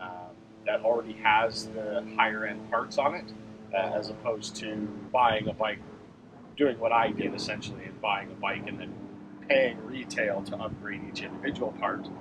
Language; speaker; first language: English; native; English